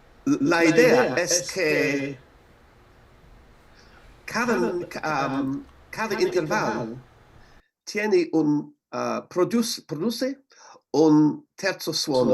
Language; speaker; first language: Spanish; non-native, learner; English